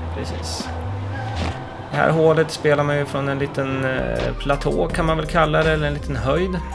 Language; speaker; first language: Swedish; native; Swedish